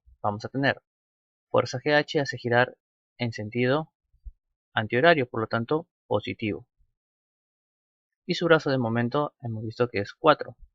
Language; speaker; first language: Spanish; native; Spanish